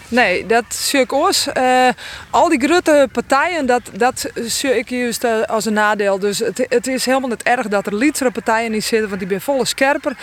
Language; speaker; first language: Dutch; non-native, local second language; Western Frisian